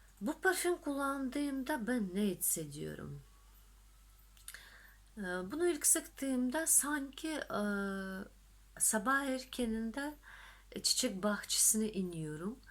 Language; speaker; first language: Turkish; non-native, fluent; Russian